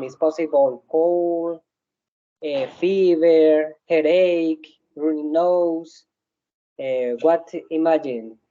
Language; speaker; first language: English; non-native, learner; Spanish